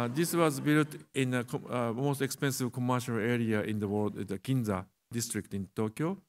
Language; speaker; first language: English; non-native, learner; Japanese